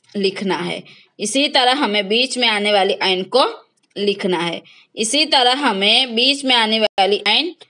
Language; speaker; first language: Hindi; non-native, local second language; Gujarati